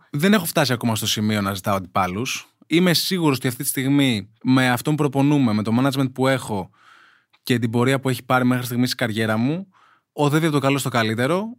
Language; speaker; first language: Greek; native; Greek